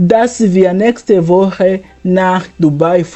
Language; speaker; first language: German; non-native, fluent; Kinyarwanda